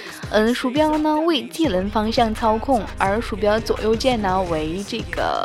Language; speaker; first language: Chinese; native; Chinese